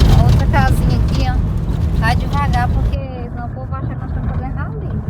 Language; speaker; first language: Portuguese; native; Portuguese